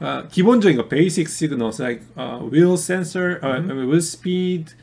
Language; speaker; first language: English; non-native, fluent; Korean